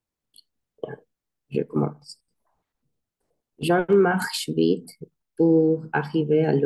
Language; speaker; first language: French; non-native, learner; Spanish